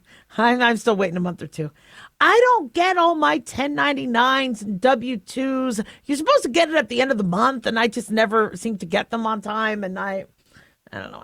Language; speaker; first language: English; native; English